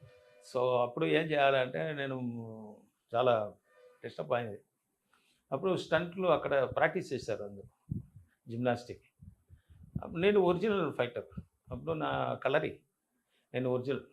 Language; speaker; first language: Telugu; non-native, learner; Tamil